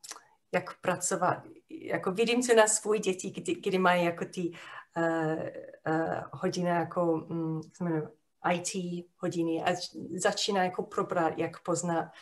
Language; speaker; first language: Czech; non-native, fluent; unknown